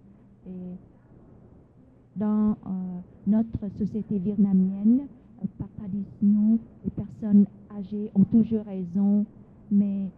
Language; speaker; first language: French; non-native, fluent; Vietnamese